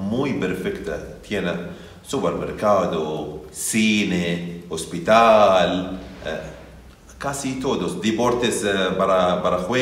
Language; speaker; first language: Spanish; non-native, learner; Arabic